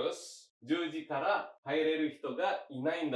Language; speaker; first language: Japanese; non-native, fluent; Indonesian